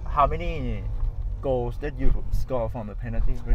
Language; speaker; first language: English; non-native, learner; Thai